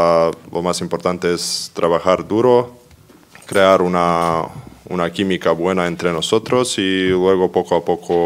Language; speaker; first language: Spanish; non-native, fluent; Serbian